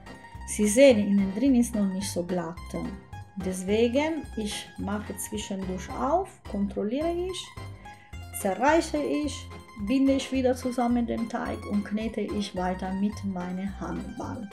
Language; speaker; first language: German; non-native, fluent; Italian